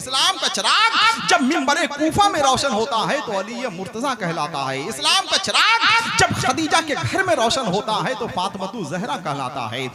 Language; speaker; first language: Hindi; native; Hindi